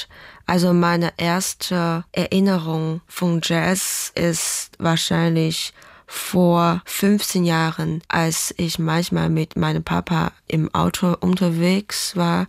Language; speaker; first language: German; non-native, fluent; Chinese